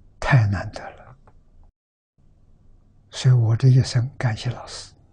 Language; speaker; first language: Chinese; native; Chinese